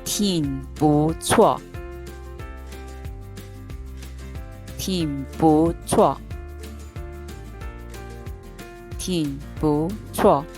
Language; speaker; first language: Chinese; native; Chinese